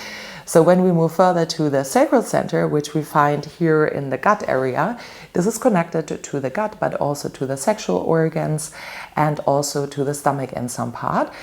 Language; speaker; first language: English; non-native, fluent; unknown